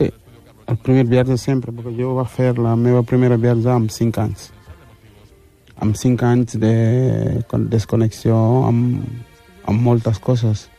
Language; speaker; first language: Catalan; non-native, fluent; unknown